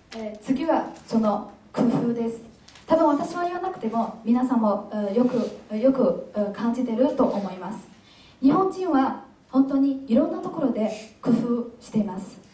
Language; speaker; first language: Japanese; non-native, fluent; Chinese